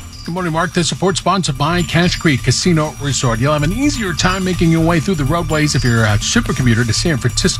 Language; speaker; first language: English; native; English